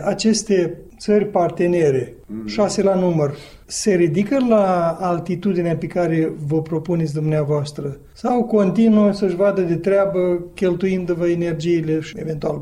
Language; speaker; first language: Romanian; native; Romanian